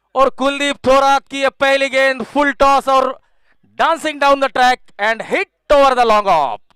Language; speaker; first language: Hindi; non-native, local second language; Marathi